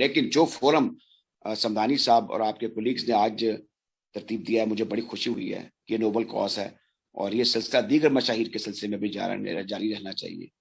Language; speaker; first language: Urdu; non-native, local second language; Punjabi